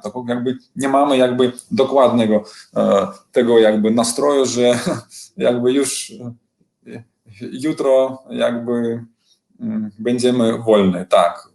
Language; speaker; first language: Polish; non-native, learner; Belarusian